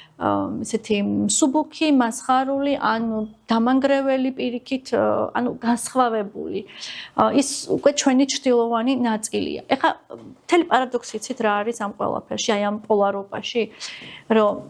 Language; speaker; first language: Georgian; native; Georgian